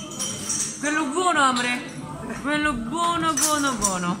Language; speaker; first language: Italian; non-native, learner; Korean